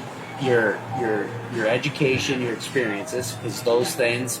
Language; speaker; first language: English; native; English